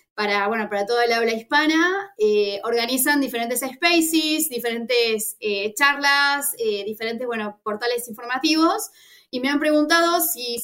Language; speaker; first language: Spanish; native; Spanish